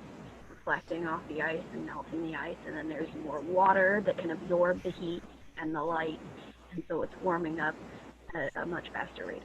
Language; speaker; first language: English; native; English